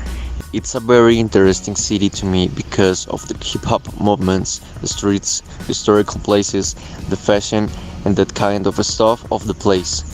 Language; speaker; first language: English; non-native, learner; Spanish